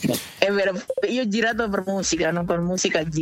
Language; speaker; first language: Italian; non-native, learner; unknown